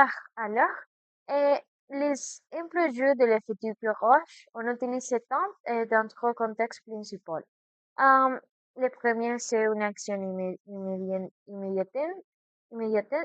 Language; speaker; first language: French; non-native, learner; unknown